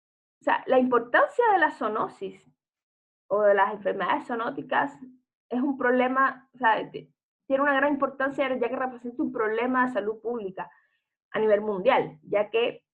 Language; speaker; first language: Spanish; native; Spanish